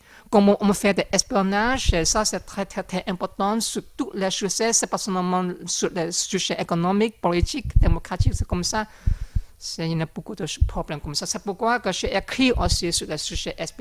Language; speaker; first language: French; non-native, learner; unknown